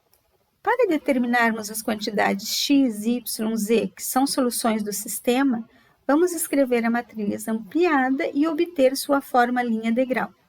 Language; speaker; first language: Portuguese; native; Portuguese